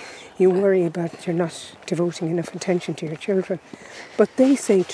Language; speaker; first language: English; native; English